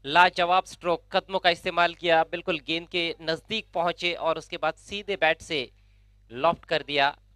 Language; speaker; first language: Hindi; non-native, local second language; Marathi